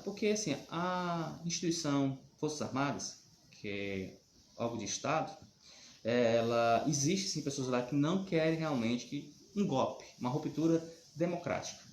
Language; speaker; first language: Portuguese; native; Portuguese